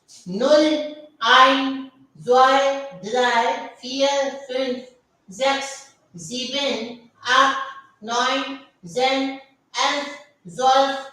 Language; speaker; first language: German; non-native, learner; Hindi